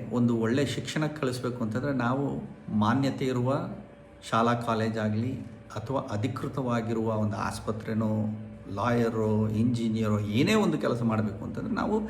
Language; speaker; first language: Kannada; non-native, local second language; Lambadi